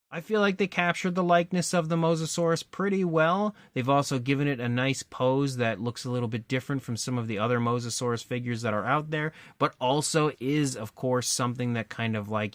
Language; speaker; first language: English; native; English